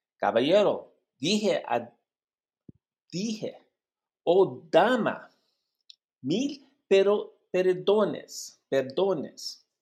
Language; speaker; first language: Spanish; non-native, learner; English